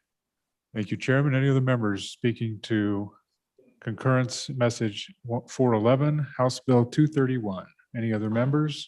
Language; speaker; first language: English; native; English